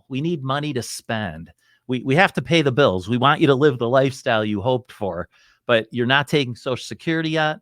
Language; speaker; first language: English; native; English